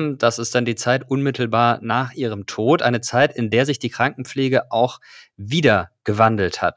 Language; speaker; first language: German; native; German